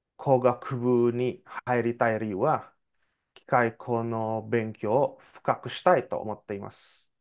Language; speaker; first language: Japanese; non-native, learner; Indonesian